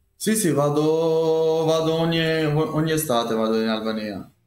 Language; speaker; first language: Italian; non-native, learner; Albanian